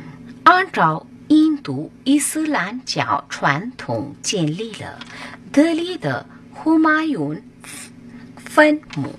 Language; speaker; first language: Chinese; non-native, fluent; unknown